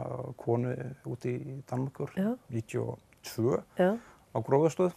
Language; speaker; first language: Icelandic; non-native, fluent; Danish